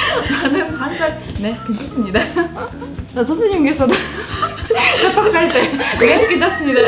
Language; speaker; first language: Korean; non-native, fluent; Russian